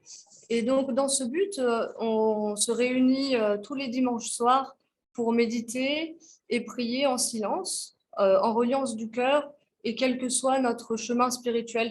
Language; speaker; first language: French; native; French